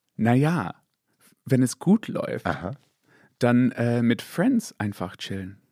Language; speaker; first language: German; non-native, fluent; English